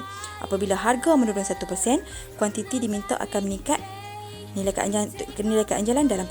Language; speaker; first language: Malay; native; Malay